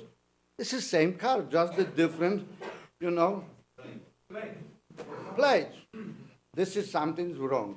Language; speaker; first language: English; non-native, learner; Polish